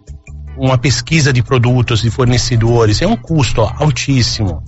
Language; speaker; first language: Portuguese; non-native, fluent; Italian